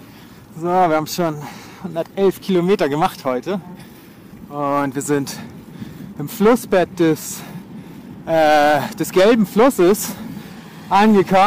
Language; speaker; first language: German; native; German